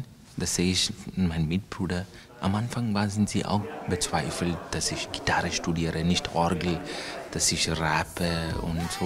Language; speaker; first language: German; non-native, fluent; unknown